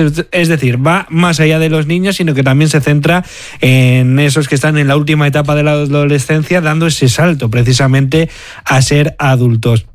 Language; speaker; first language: Spanish; native; Spanish